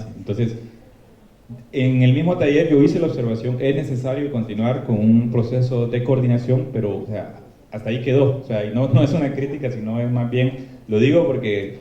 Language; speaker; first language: Spanish; native; Spanish